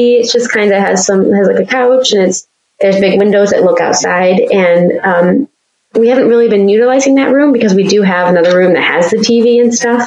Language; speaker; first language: English; native; English